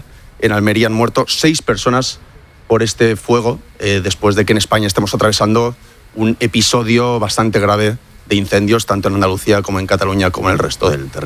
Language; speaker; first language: Spanish; native; Spanish